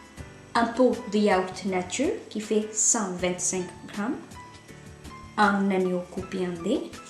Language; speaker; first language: French; non-native, fluent; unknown